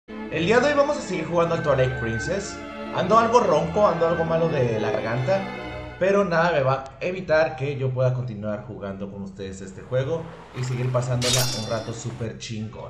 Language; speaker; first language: Spanish; native; Spanish